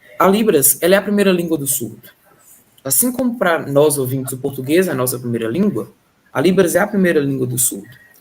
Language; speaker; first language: Portuguese; native; Portuguese